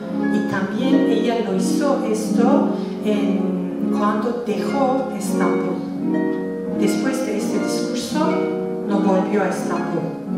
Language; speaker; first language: Spanish; non-native, fluent; Turkish